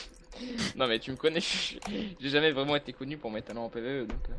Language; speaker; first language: French; native; French